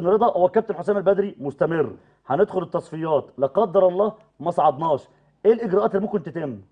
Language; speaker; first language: Arabic; native; Arabic